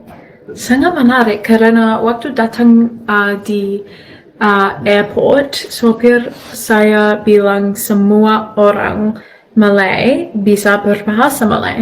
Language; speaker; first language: Indonesian; non-native, fluent; Russian